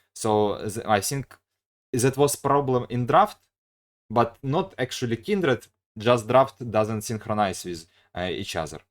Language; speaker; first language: English; non-native, learner; Ukrainian